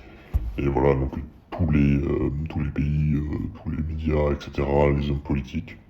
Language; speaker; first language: French; native; French